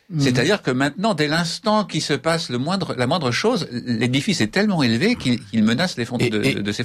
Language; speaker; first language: French; native; French